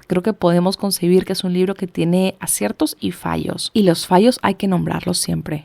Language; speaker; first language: Spanish; native; Spanish